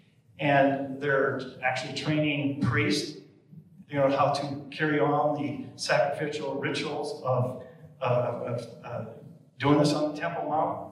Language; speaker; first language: English; native; English